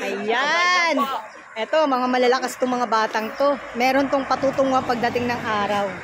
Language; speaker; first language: Filipino; native; Filipino